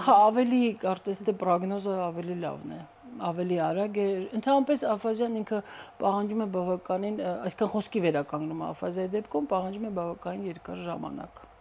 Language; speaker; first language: Armenian; native; Armenian